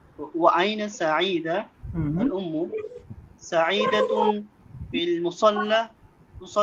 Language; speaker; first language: Arabic; non-native, learner; Bangla